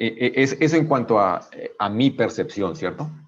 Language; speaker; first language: Spanish; native; Spanish